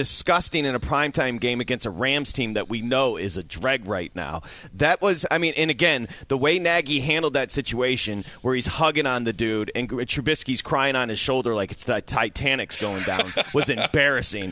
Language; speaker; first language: English; native; English